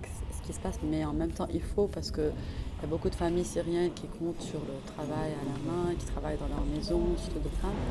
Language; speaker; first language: French; non-native, fluent; Arabic